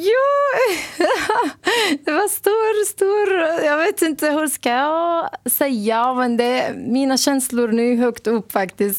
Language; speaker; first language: Swedish; non-native, learner; Arabic